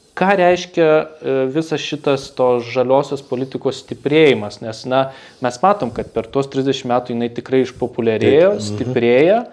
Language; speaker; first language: Lithuanian; native; Lithuanian